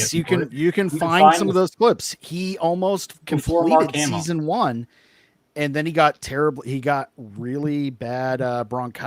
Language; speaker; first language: English; native; English